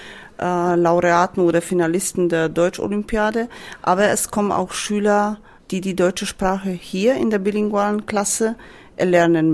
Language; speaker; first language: German; non-native, fluent; Polish